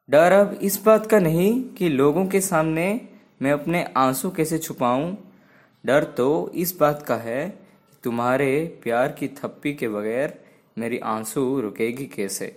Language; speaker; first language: Hindi; non-native, local second language; Odia